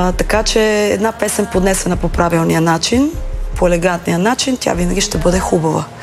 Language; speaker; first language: Bulgarian; native; Bulgarian